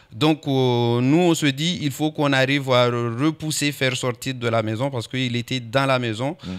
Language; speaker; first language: French; non-native, local second language; Comorian